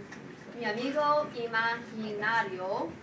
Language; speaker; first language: Spanish; non-native, fluent; English